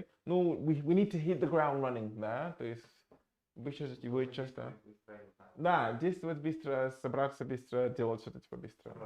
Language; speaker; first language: Russian; non-native, fluent; English